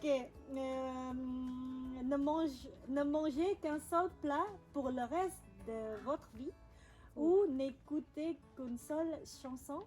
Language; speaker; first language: French; non-native, learner; Indonesian